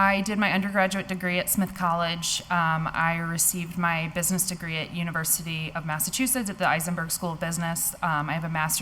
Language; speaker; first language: English; native; English